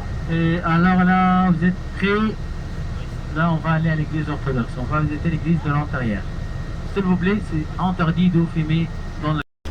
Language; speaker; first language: French; non-native, learner; Arabic